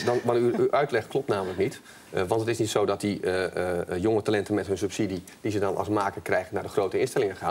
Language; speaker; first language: Dutch; native; Dutch